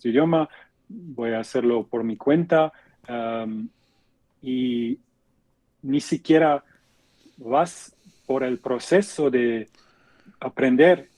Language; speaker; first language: Spanish; non-native, fluent; German